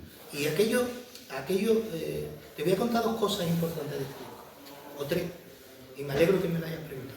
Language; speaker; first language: Spanish; native; Spanish